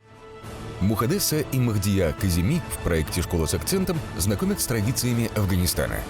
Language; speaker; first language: Russian; native; Russian